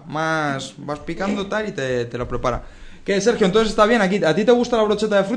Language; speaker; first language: Spanish; native; Spanish